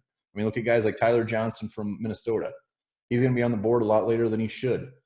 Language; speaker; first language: English; native; English